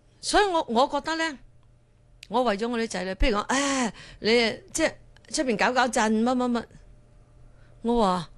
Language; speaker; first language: Cantonese; native; Cantonese